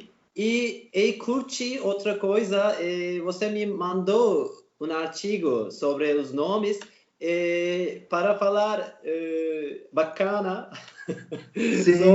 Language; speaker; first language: Portuguese; non-native, learner; Turkish